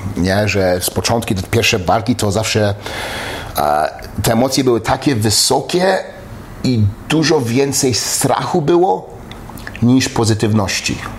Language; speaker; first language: Polish; early bilingual, heritage; Polish